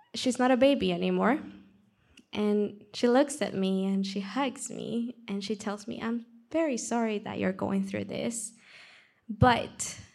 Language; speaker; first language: English; non-native, fluent; Spanish